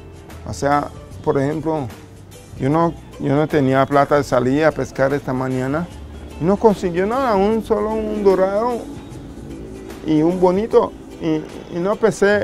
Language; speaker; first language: Spanish; non-native, local second language; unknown